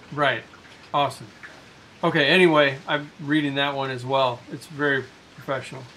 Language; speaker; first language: English; native; English